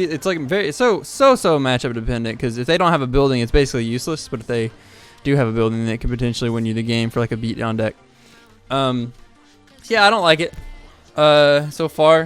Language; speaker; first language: English; native; English